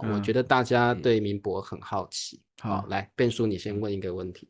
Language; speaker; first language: Chinese; native; Chinese